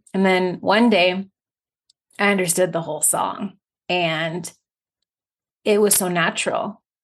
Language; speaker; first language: English; native; English